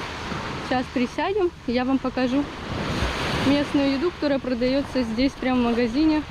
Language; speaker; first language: Russian; native; Russian